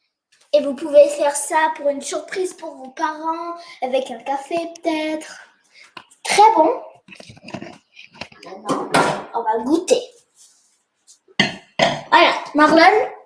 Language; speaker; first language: French; non-native, fluent; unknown